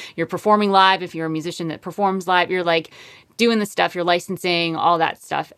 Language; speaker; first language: English; native; English